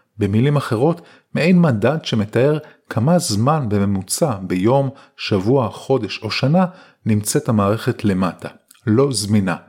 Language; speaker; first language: Hebrew; native; Hebrew